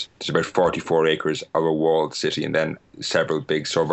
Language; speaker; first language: English; native; English